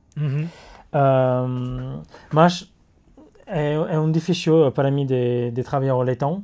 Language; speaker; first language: Portuguese; non-native, learner; French